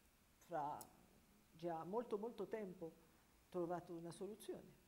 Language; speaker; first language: Italian; non-native, fluent; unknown